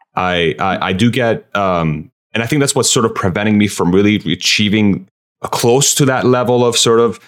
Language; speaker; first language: English; early bilingual, other home language; Persian